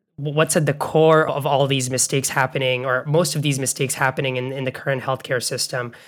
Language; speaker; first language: English; non-native, local second language; Bangla